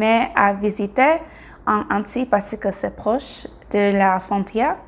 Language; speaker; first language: French; non-native, learner; English